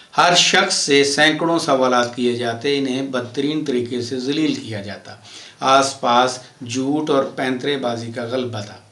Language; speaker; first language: Urdu; non-native, local second language; Punjabi